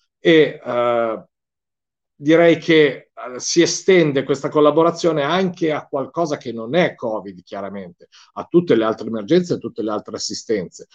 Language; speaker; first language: Italian; native; Italian